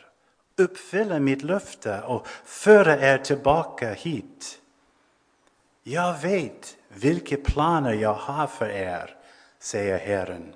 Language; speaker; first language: Swedish; non-native, fluent; English